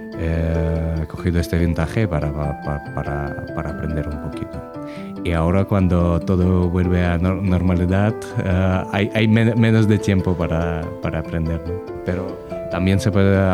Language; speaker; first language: Spanish; non-native, learner; Russian